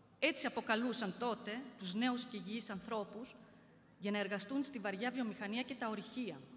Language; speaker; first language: Greek; early bilingual, heritage; Greek